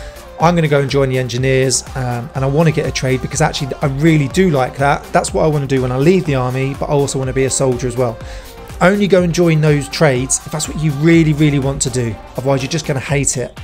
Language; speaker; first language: English; native; English